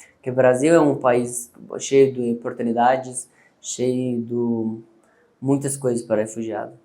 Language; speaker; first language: Portuguese; non-native, learner; Persian